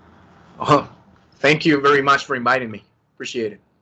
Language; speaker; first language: English; non-native, fluent; Spanish